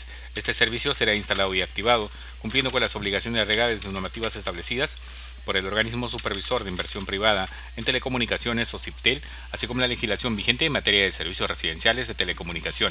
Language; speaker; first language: Spanish; native; Spanish